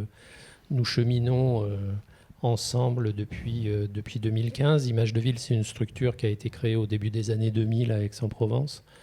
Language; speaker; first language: French; native; French